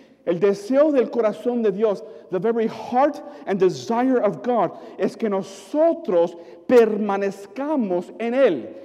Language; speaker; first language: Spanish; early bilingual, other home language; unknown